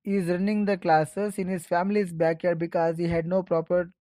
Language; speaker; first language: English; non-native, local second language; Kannada